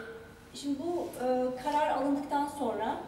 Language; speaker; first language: Turkish; native; Turkish